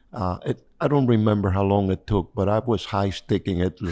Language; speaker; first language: English; non-native, fluent; Spanish